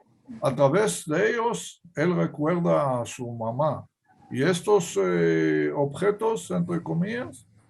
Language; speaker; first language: Spanish; non-native, fluent; Hebrew